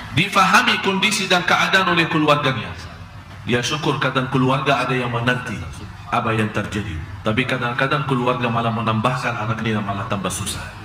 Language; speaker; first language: Malay; non-native, fluent; Arabic